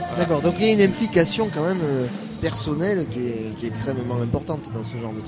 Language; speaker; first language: French; native; French